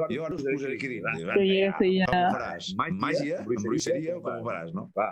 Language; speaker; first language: Catalan; native; Catalan